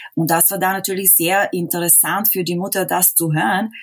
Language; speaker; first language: German; non-native, fluent; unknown